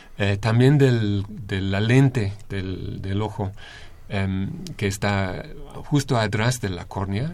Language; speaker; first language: Spanish; non-native, fluent; English